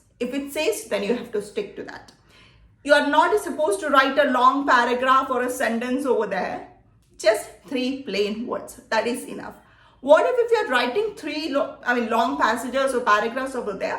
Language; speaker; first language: English; non-native, local second language; Malayalam